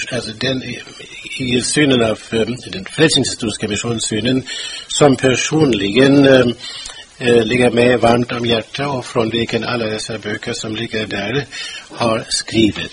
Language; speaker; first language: Swedish; non-native, fluent; German